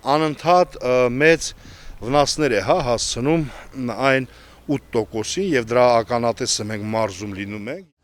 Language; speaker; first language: Armenian; native; Armenian